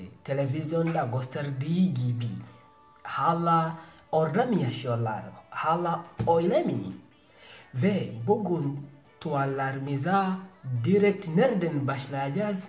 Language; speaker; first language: Turkish; non-native, learner; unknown